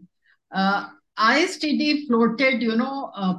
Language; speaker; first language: English; non-native, local second language; Hindi